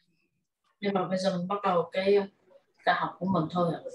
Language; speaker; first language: Vietnamese; native; Vietnamese